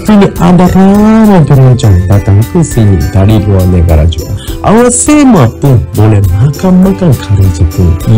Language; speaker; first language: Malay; non-native, fluent; Japanese